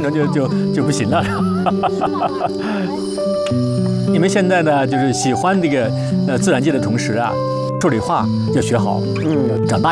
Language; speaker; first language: Chinese; native; Chinese